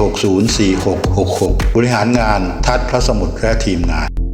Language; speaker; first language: Thai; native; Thai